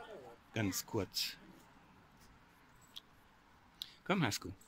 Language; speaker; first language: German; native; German